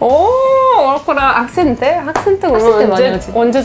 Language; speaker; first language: Korean; early bilingual, heritage; Korean